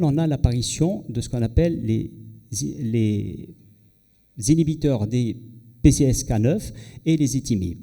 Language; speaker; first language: French; non-native, local second language; Arabic